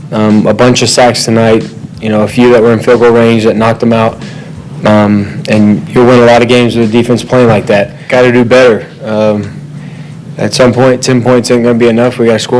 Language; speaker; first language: English; native; English